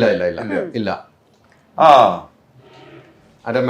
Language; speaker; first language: Malayalam; native; Malayalam